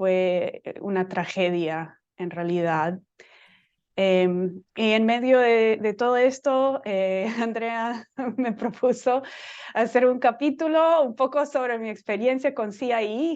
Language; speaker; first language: Spanish; non-native, fluent; English